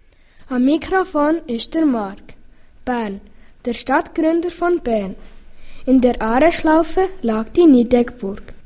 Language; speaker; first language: German; native; German